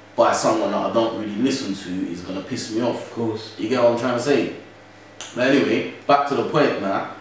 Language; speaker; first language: English; native; English